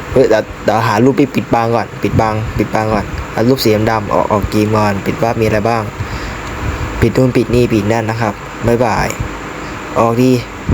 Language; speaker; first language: Thai; native; Thai